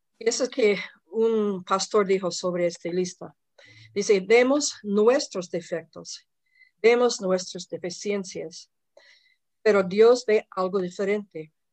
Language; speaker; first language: Spanish; non-native, fluent; English